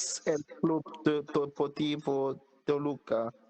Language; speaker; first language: Spanish; non-native, learner; English